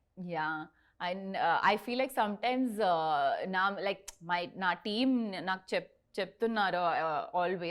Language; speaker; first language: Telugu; non-native, learner; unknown